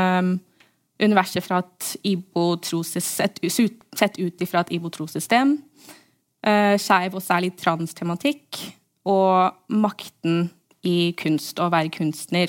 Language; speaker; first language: Norwegian; early bilingual, heritage; English